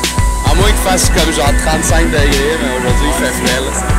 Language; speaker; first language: French; native; French